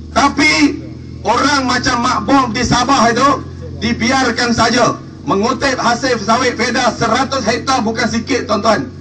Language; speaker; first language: Malay; native; Malay